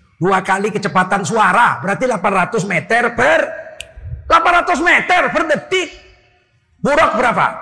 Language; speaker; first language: Indonesian; native; Indonesian